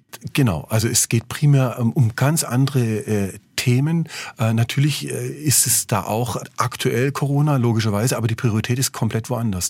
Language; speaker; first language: German; native; German